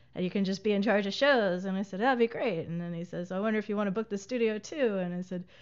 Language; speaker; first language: English; native; English